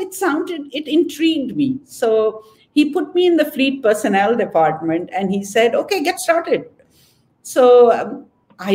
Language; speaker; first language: English; non-native, local second language; Urdu